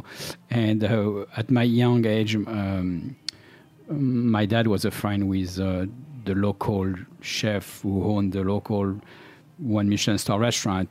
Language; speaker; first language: English; non-native, fluent; French